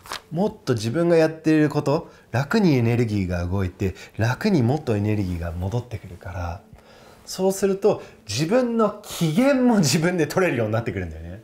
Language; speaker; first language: Japanese; non-native, fluent; English